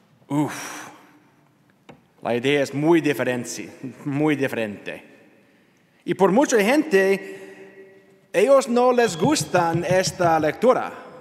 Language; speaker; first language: Spanish; non-native, learner; English